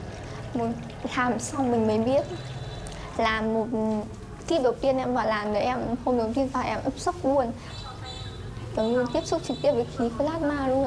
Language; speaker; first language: Vietnamese; native; Vietnamese